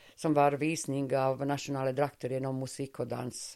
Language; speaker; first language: Norwegian; non-native, fluent; Serbian